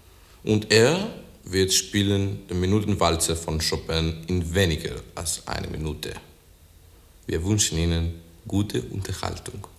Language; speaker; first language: German; non-native, fluent; Greek